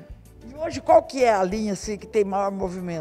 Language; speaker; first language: Portuguese; native; Portuguese